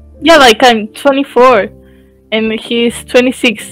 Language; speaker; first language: English; non-native, fluent; Romanian